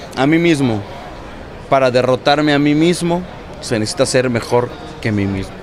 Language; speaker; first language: Spanish; native; Spanish